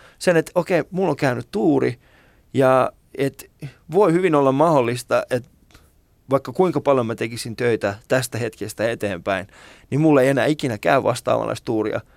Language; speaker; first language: Finnish; early bilingual, other home language; Persian